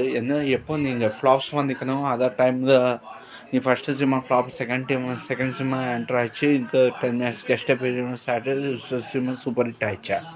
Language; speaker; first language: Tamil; non-native, learner; Telugu